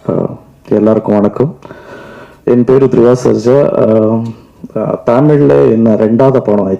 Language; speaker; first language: Tamil; non-native, learner; Kannada